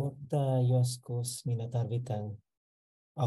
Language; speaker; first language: Finnish; non-native, learner; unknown